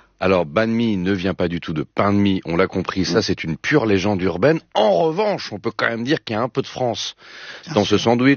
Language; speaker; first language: French; native; French